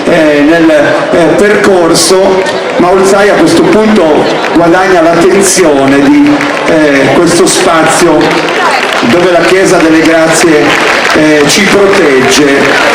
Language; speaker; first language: Italian; native; Italian